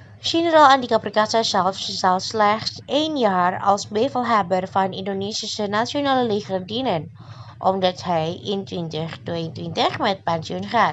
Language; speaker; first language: Dutch; non-native, fluent; Indonesian